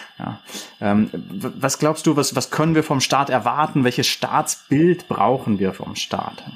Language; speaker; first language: German; native; German